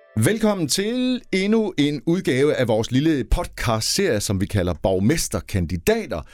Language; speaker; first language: Danish; native; Danish